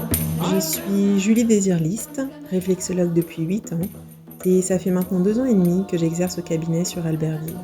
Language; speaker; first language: French; native; French